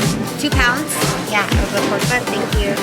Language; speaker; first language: English; native; English